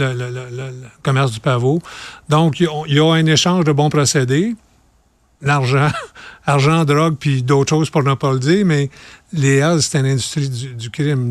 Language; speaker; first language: French; native; French